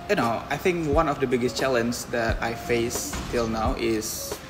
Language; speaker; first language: English; non-native, fluent; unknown